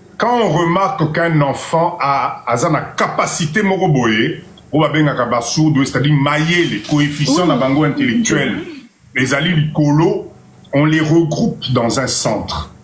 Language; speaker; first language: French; non-native, local second language; Lingala